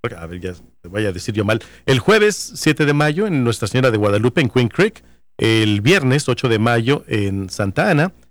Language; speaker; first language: Spanish; native; Spanish